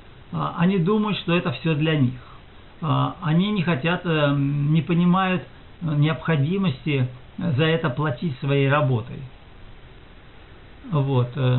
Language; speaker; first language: Russian; native; Russian